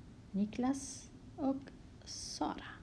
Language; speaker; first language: Swedish; non-native, fluent; Kurdish